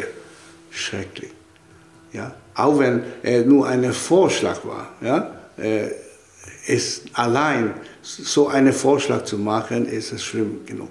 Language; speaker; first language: German; non-native, fluent; Chinese